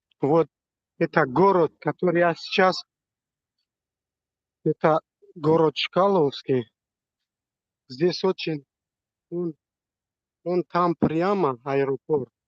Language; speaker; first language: Russian; non-native, learner; Tajik